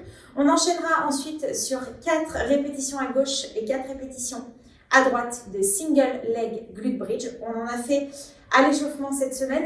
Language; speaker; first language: French; native; French